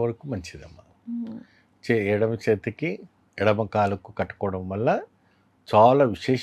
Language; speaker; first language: Telugu; non-native, fluent; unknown